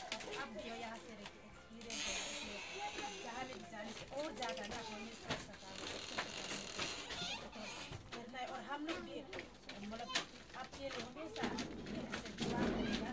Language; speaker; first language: Hindi; non-native, local second language; Adi